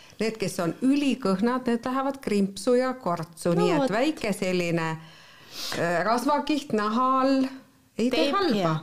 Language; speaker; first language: Estonian; native; Estonian